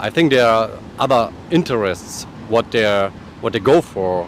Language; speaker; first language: English; non-native, fluent; German